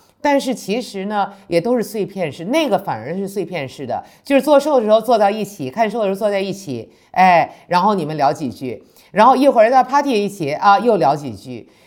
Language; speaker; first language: Chinese; native; Chinese